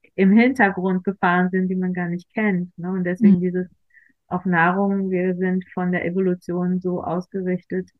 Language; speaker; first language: German; native; German